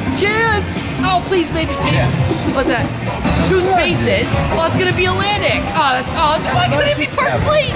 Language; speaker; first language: English; native; English